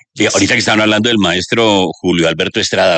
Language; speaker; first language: Spanish; native; Spanish